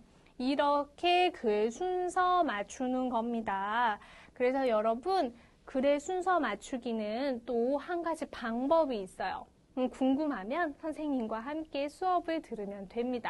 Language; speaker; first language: Korean; non-native, fluent; Chinese